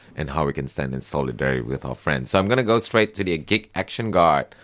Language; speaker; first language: English; non-native, local second language; Malay